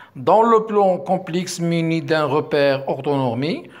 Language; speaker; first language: French; non-native, local second language; Arabic